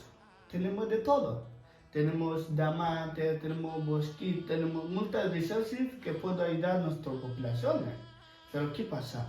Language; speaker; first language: Spanish; non-native, learner; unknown